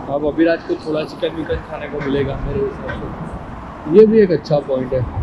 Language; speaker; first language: Hindi; non-native, local second language; Gujarati